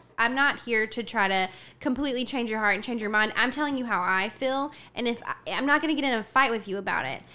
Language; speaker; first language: English; early bilingual, other home language; Spanish